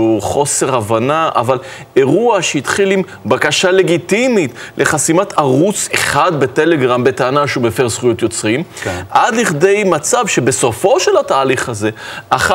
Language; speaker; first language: Hebrew; native; Hebrew